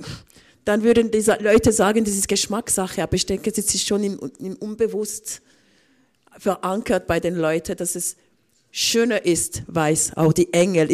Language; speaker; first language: German; non-native, local second language; French